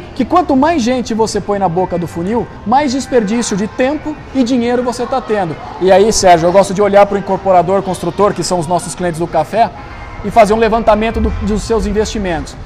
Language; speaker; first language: Portuguese; native; Portuguese